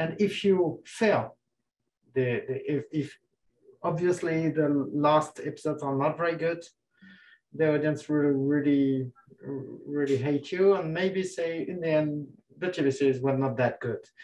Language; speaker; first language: English; non-native, fluent; French